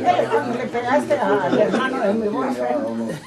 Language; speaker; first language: Spanish; early bilingual, heritage; Spanish